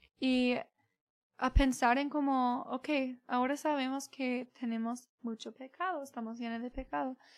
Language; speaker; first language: Spanish; early bilingual, heritage; Spanish